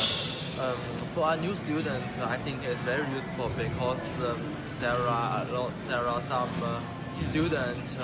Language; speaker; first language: English; non-native, learner; Chinese